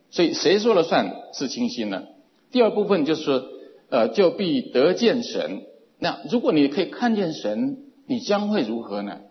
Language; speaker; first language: Chinese; native; Chinese